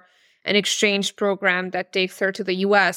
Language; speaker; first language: English; non-native, local second language; Urdu